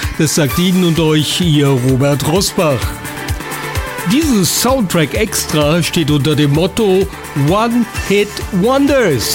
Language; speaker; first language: German; native; German